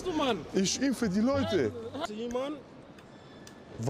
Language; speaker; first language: German; early bilingual, other home language; Russian